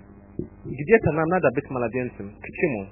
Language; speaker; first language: Russian; non-native, fluent; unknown